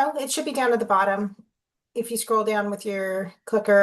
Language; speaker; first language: English; native; English